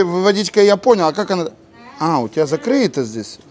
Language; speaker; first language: Russian; native; Russian